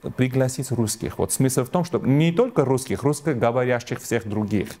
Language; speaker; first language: Russian; non-native, local second language; Armenian